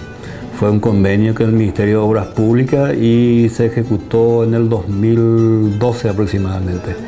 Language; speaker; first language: Spanish; native; Spanish